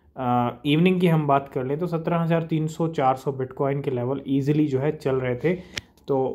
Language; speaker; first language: Hindi; native; Hindi